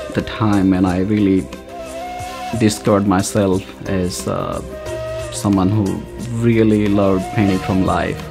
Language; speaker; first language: English; non-native, local second language; Gujarati